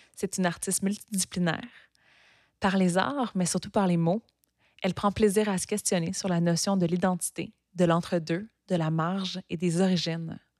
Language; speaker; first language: French; native; French